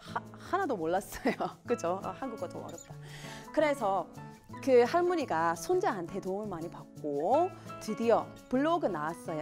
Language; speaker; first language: Korean; non-native, fluent; English